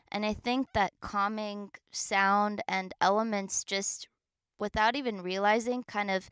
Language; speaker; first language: English; native; English